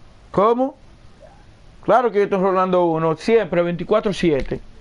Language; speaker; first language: Spanish; early bilingual, heritage; Spanish